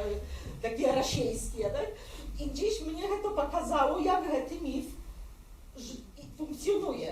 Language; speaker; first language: Polish; non-native, local second language; Belarusian